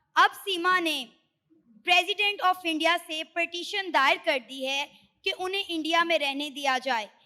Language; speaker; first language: Urdu; native; Urdu